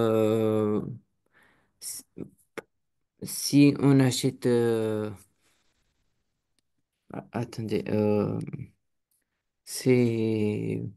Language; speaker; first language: French; non-native, learner; Romanian